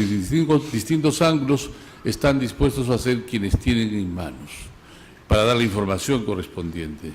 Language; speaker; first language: Spanish; native; Spanish